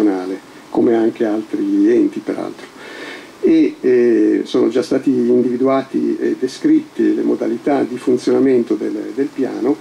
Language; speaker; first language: Italian; native; Italian